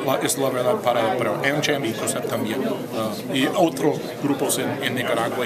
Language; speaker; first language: Spanish; non-native, fluent; English